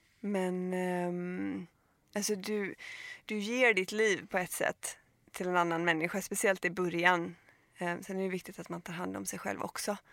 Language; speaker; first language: Swedish; native; Swedish